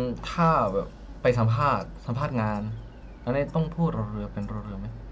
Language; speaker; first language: Thai; non-native, learner; Indonesian